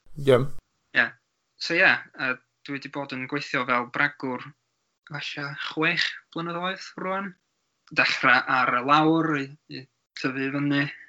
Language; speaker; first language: Welsh; non-native, learner; English